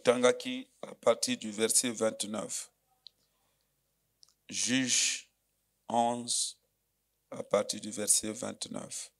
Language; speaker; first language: French; non-native, local second language; Lingala